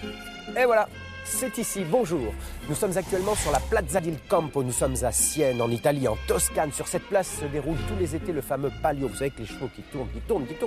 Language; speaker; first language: French; native; French